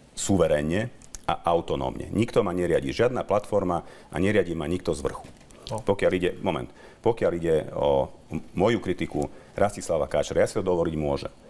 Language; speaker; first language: Slovak; native; Slovak